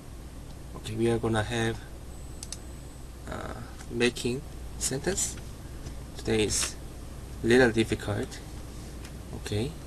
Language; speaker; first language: English; non-native, learner; Korean